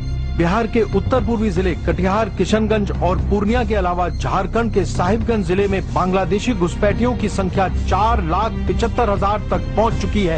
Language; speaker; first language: Hindi; native; Hindi